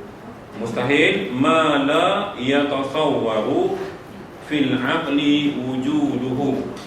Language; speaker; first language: Arabic; non-native, fluent; Malay